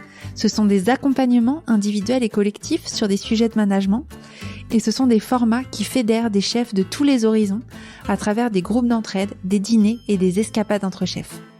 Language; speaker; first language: French; native; French